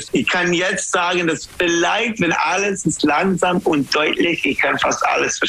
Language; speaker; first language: German; non-native, learner; English